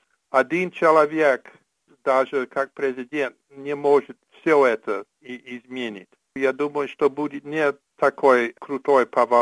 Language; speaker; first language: Russian; non-native, fluent; English